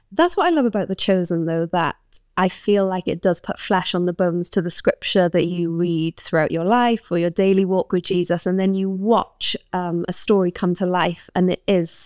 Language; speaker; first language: English; native; English